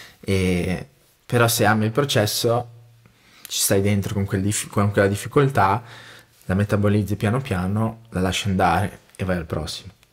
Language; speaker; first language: Italian; non-native, fluent; Portuguese